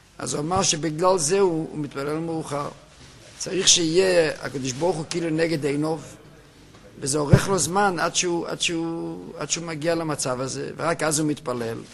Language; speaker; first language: Hebrew; native; Hebrew